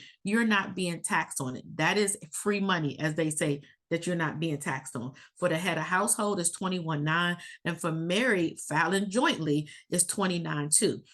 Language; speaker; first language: English; native; English